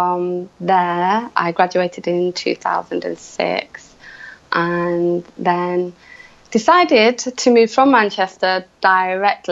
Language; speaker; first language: English; native; English